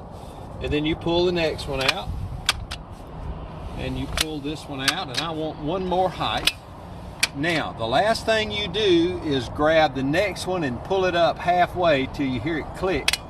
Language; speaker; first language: English; native; English